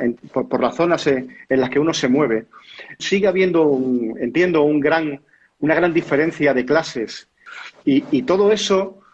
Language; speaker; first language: Spanish; native; Spanish